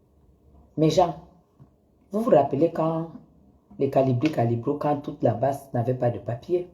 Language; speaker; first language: French; native; French